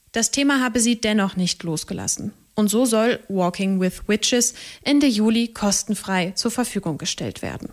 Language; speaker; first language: German; native; German